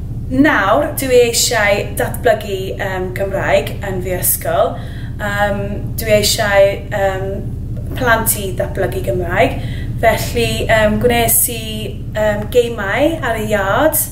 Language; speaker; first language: Welsh; non-native, learner; English